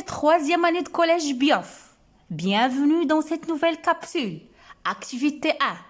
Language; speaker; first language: French; non-native, local second language; Arabic